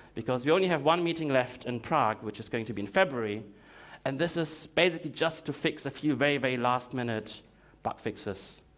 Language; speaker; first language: English; non-native, fluent; Russian